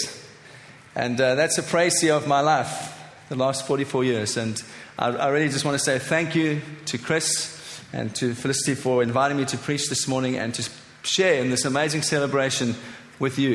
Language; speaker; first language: English; native; English